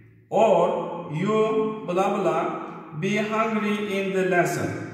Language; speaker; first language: English; non-native, fluent; Turkish